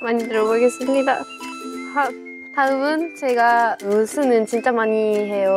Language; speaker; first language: Korean; non-native, learner; Japanese